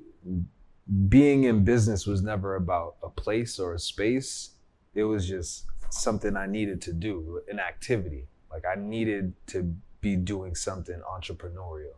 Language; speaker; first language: English; native; English